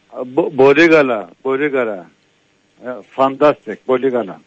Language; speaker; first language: Greek; non-native, local second language; Turkish